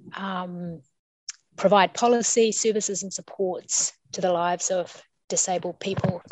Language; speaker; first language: English; native; English